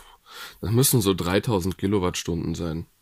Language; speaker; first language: German; native; German